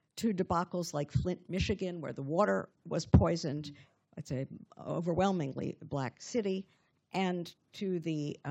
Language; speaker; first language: English; native; English